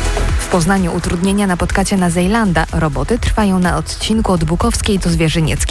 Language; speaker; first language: Polish; native; Polish